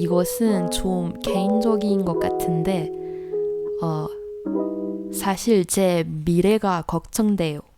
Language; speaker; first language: Korean; non-native, learner; Malagasy